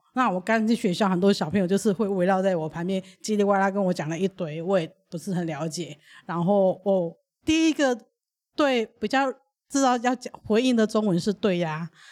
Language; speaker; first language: Chinese; early bilingual, other home language; Burmese